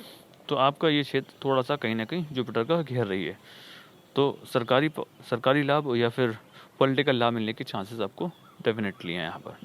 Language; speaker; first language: Hindi; native; Hindi